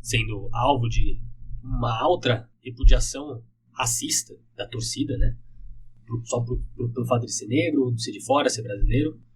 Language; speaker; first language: Portuguese; native; Portuguese